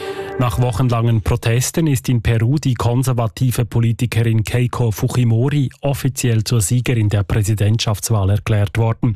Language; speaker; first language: German; native; German